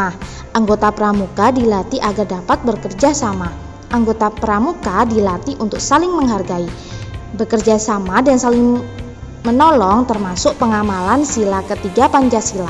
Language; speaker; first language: Indonesian; native; Indonesian